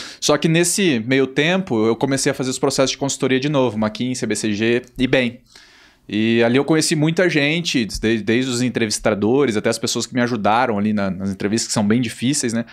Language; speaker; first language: Portuguese; native; Portuguese